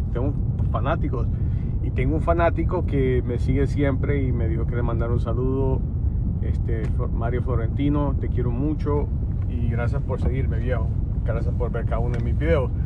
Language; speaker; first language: Spanish; early bilingual, other home language; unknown